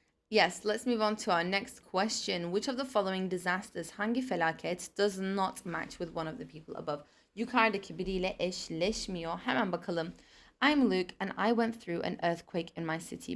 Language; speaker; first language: English; non-native, fluent; Turkish